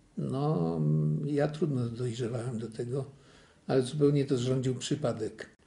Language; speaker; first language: Polish; native; Polish